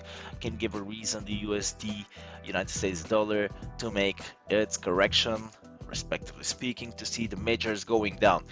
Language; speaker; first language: English; non-native, fluent; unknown